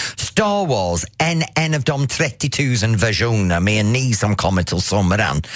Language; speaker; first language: Swedish; non-native, fluent; English